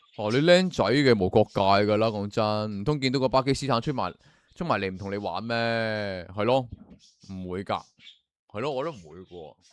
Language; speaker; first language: Cantonese; native; Cantonese